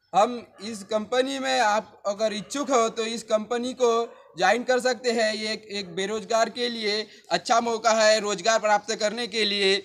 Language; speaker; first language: Hindi; native; Hindi